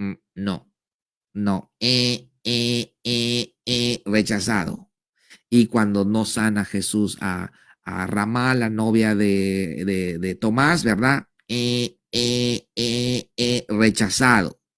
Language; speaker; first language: Spanish; native; Spanish